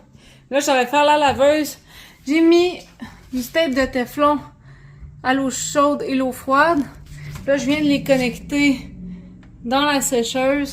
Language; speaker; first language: French; native; French